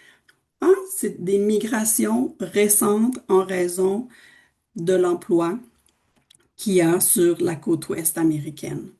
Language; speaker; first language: French; native; French